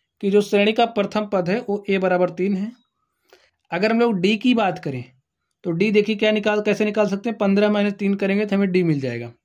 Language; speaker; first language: Hindi; native; Hindi